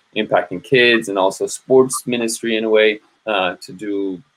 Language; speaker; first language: English; native; English